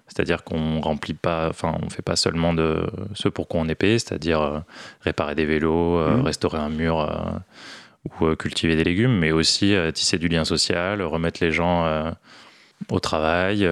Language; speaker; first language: French; native; French